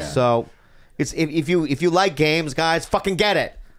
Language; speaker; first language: English; native; English